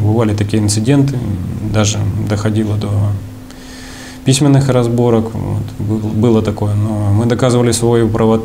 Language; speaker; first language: Russian; native; Russian